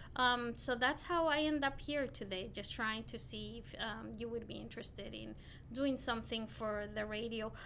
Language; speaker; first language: English; non-native, fluent; Spanish